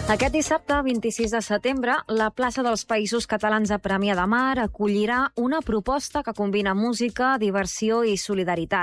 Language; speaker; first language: Catalan; native; Catalan